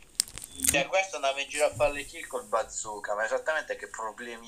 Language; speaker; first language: Italian; native; Italian